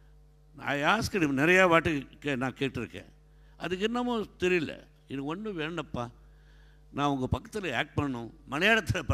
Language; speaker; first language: Tamil; non-native, local second language; Telugu